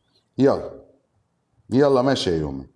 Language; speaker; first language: Arabic; native; Arabic